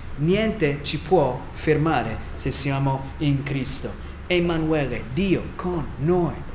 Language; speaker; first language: Italian; non-native, fluent; English